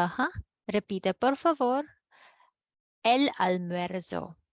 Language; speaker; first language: Spanish; non-native, fluent; Filipino